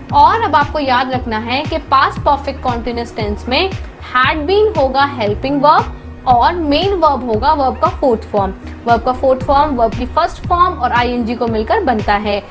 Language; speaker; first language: Hindi; native; Hindi